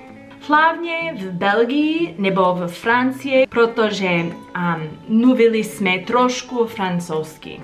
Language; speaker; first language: Czech; non-native, learner; English